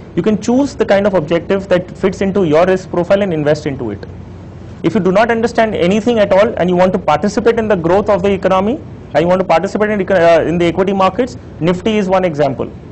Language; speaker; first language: English; non-native, local second language; Hindi